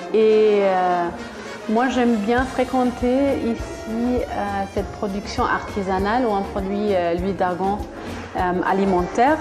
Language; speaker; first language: French; non-native, fluent; German